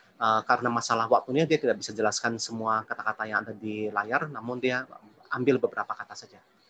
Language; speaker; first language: Indonesian; early bilingual, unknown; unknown